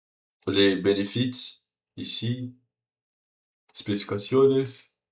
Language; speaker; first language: French; non-native, learner; Portuguese